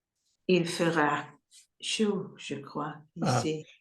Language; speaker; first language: French; non-native, learner; English